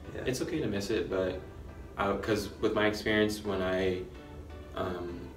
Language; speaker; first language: English; native; English